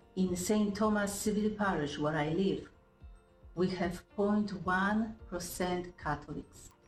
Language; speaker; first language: English; non-native, fluent; Indonesian